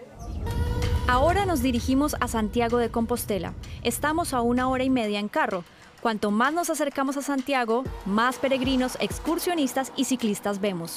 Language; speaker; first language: Spanish; native; Spanish